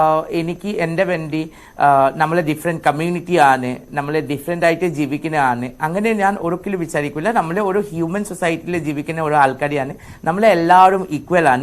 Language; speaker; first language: Malayalam; non-native, local second language; Assamese